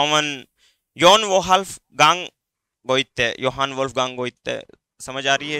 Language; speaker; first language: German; non-native, learner; Hindi